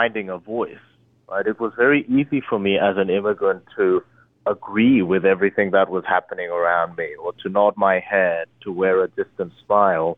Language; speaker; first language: English; early bilingual, other home language; Korean